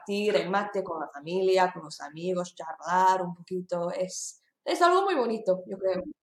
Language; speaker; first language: Spanish; non-native, fluent; English